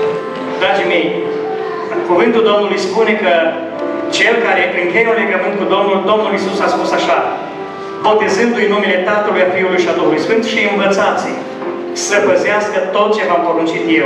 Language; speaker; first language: Romanian; native; Romanian